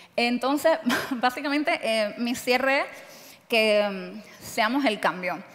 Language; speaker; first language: Spanish; native; Spanish